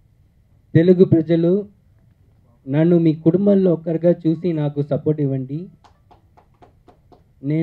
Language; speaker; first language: Telugu; early bilingual, heritage; Telugu